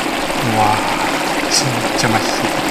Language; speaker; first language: Korean; non-native, learner; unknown